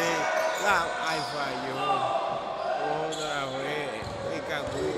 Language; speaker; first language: Spanish; native; Spanish